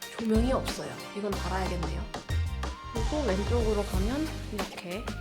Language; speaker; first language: Korean; native; Korean